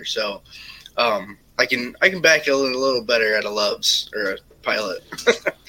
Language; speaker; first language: English; native; English